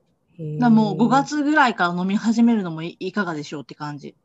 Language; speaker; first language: Japanese; native; Japanese